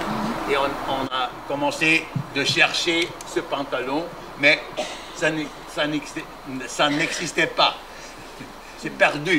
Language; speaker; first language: French; non-native, learner; German